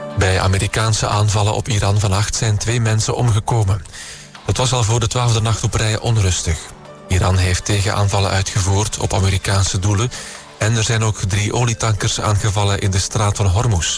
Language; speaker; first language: Dutch; native; Dutch